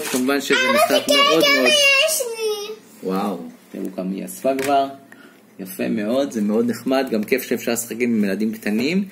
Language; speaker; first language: Hebrew; native; Hebrew